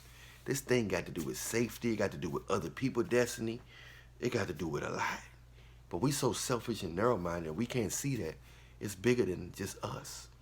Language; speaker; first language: English; native; English